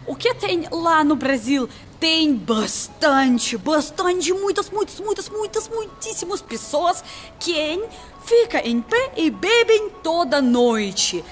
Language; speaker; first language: Portuguese; non-native, learner; Russian